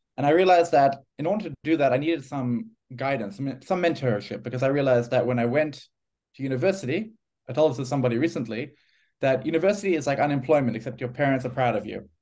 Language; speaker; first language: English; native; English